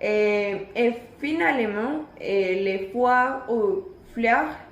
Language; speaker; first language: French; non-native, learner; Spanish